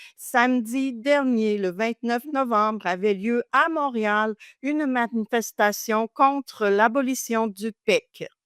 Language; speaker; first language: French; native; French